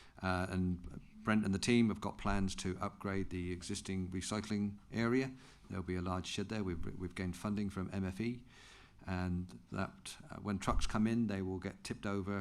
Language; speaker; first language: English; native; English